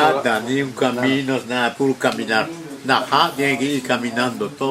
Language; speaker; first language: Spanish; non-native, local second language; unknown